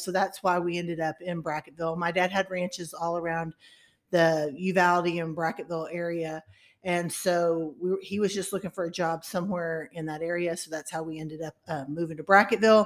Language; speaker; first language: English; native; English